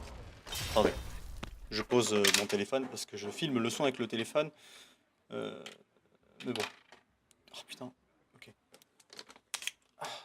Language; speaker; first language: French; native; French